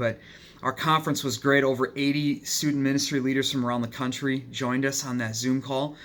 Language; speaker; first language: English; native; English